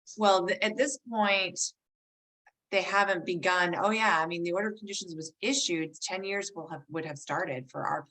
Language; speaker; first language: English; native; English